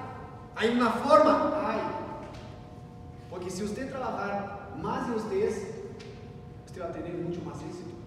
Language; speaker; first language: Spanish; non-native, learner; Portuguese